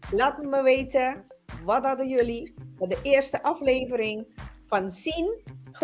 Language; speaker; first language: Dutch; non-native, local second language; Papiamento